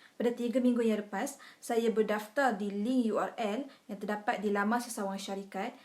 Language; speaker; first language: Malay; native; Malay